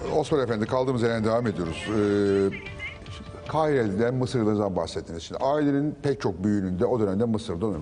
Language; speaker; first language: Turkish; native; Turkish